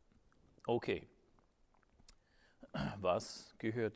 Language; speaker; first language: German; non-native, fluent; English